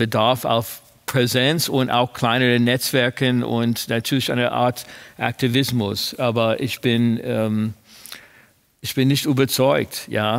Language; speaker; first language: German; non-native, fluent; English